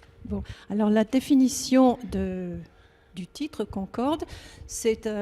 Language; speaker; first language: French; native; French